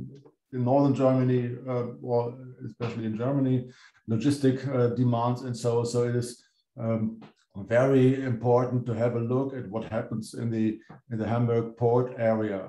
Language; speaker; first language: English; non-native, fluent; German